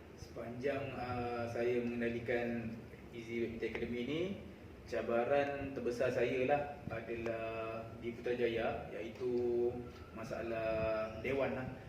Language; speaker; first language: Malay; native; Malay